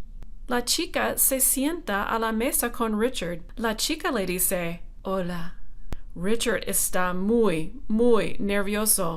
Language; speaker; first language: Spanish; non-native, fluent; English